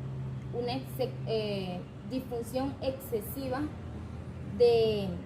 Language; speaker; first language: Spanish; native; Spanish